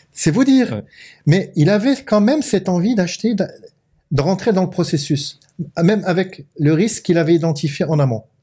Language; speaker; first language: French; non-native, local second language; Arabic